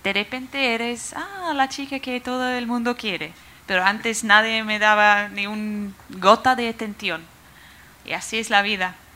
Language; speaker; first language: Spanish; non-native, fluent; English